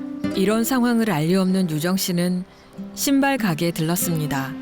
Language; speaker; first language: Korean; native; Korean